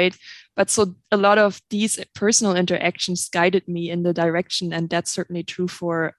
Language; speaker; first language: English; non-native, fluent; German